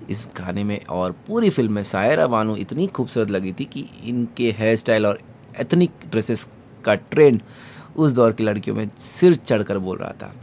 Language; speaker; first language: Hindi; non-native, local second language; Gujarati